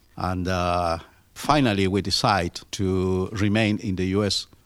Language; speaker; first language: English; non-native, fluent; Spanish